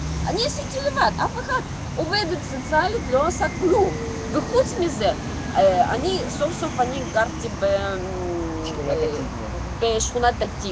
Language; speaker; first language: Hebrew; non-native, local second language; Russian